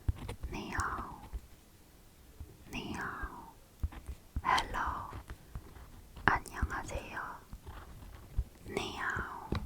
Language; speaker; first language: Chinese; non-native, learner; Korean